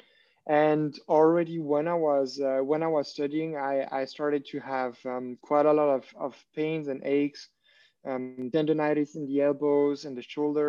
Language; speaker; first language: English; non-native, fluent; French